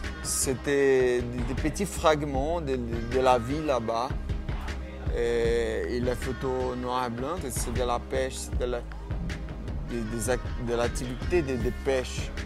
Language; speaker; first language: French; non-native, fluent; Portuguese